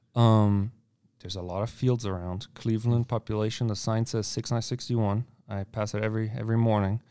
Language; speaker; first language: English; non-native, fluent; German